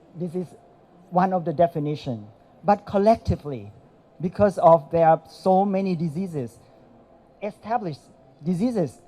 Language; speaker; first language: English; non-native, fluent; Thai